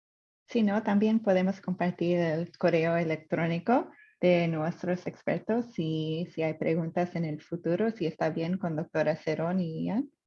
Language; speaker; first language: Spanish; non-native, fluent; English